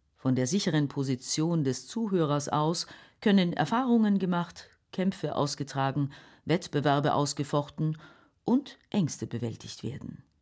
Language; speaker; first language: German; native; German